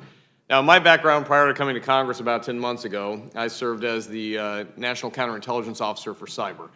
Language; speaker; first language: English; native; English